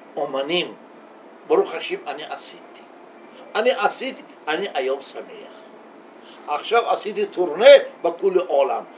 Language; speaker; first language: Hebrew; non-native, learner; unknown